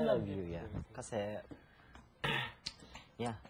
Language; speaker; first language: English; non-native, learner; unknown